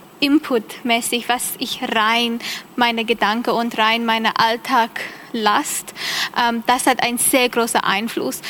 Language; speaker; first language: German; non-native, learner; English